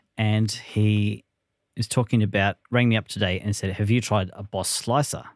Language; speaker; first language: English; native; English